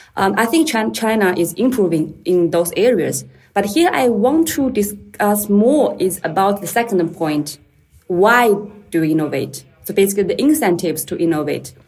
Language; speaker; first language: English; non-native, fluent; Chinese